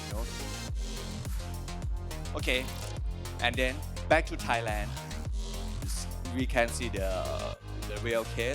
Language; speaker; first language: English; non-native, learner; Thai